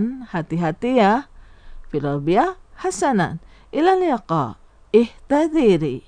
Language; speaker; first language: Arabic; non-native, fluent; Indonesian